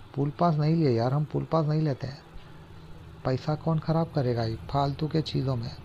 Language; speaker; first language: Hindi; non-native, local second language; Urdu